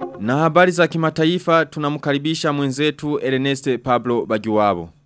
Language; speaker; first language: Swahili; non-native, local second language; Rundi